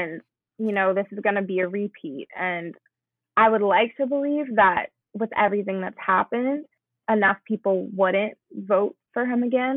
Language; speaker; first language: English; native; English